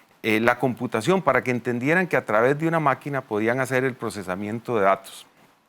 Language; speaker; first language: Spanish; native; Spanish